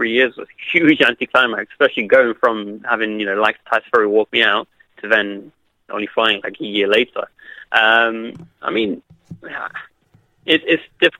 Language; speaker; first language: English; native; English